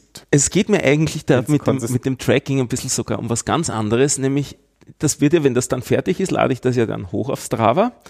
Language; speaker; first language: German; native; German